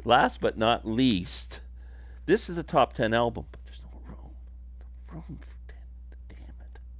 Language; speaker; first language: English; native; English